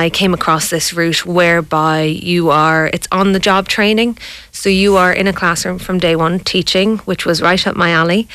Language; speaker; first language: English; native; English